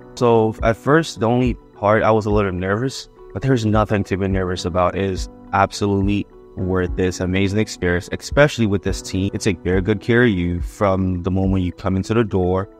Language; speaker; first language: English; non-native, local second language; Yoruba